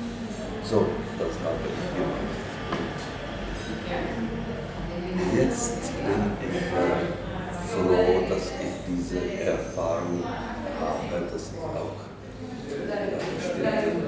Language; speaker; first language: German; non-native, learner; Czech